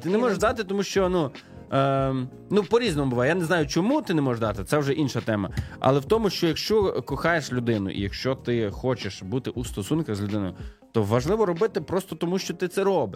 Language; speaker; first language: Ukrainian; native; Ukrainian